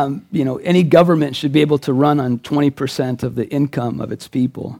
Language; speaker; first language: English; native; English